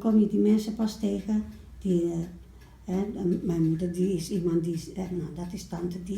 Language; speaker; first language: Dutch; early bilingual, other home language; Malay